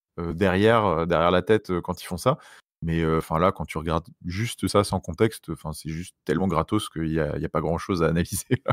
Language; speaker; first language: French; native; French